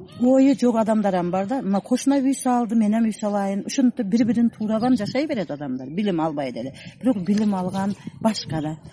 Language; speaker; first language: Kyrgyz; non-native, local second language; Uzbek